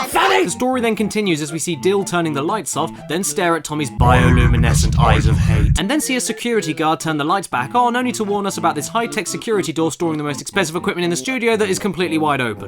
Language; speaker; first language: English; native; English